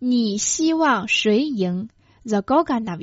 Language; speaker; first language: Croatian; non-native, fluent; Chinese